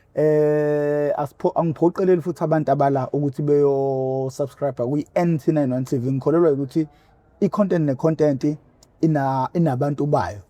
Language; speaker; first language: Zulu; native; Zulu